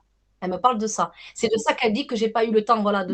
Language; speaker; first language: French; native; French